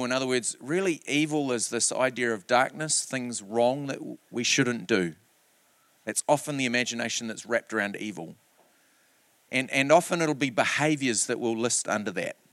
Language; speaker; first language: English; native; English